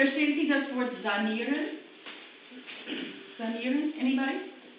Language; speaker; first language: German; non-native, fluent; English